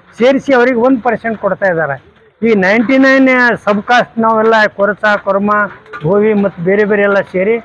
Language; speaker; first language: Kannada; non-native, local second language; Lambadi